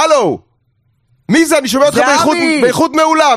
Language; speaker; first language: Hebrew; native; Hebrew